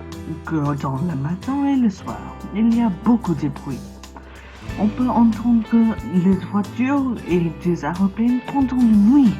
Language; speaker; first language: French; non-native, learner; English